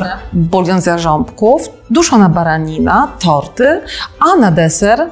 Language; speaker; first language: Polish; native; Polish